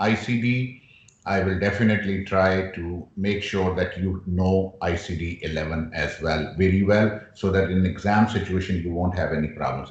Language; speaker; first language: English; non-native, local second language; Urdu